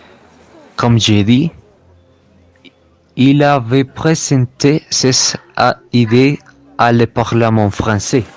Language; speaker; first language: French; non-native, learner; Spanish